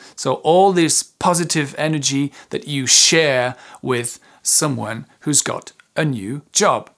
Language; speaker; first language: English; non-native, fluent; French